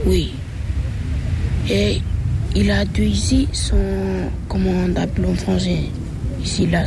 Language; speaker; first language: French; non-native, learner; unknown